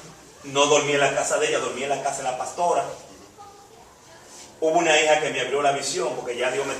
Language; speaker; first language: Spanish; native; Spanish